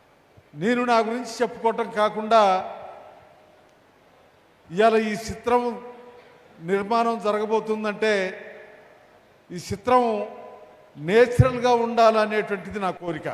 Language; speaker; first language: Telugu; native; Telugu